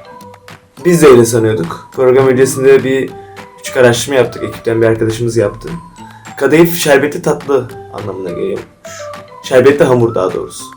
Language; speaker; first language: Turkish; native; Turkish